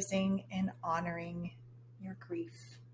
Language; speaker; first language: English; native; English